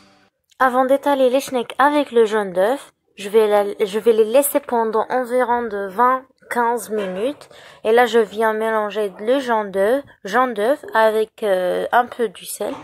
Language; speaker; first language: French; non-native, local second language; Arabic